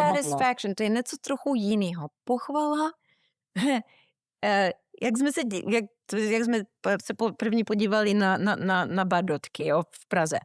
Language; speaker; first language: Czech; early bilingual, heritage; Czech